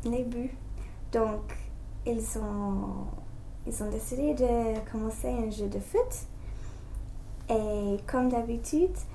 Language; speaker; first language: French; non-native, learner; English